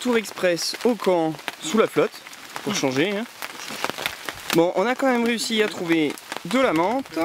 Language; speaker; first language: French; native; French